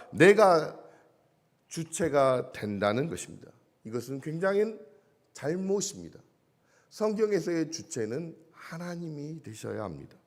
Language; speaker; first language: Korean; native; Korean